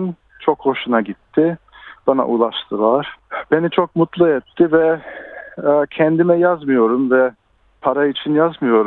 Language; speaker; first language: Turkish; early bilingual, heritage; Turkish